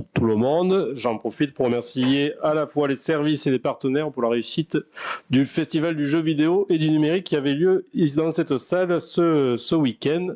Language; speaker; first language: French; native; French